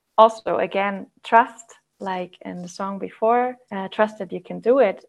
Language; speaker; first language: English; non-native, fluent; German